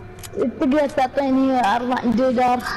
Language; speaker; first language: Arabic; native; Arabic